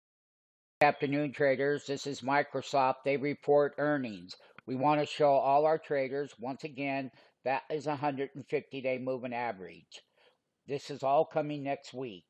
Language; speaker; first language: English; native; English